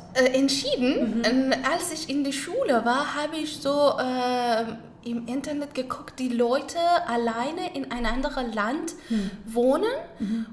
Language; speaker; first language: German; non-native, learner; Pashto